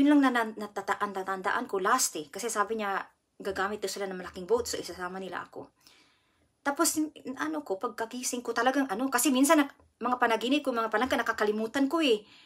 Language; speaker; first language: Filipino; non-native, local second language; Cebuano